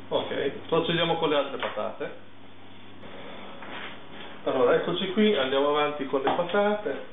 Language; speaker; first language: Italian; native; Italian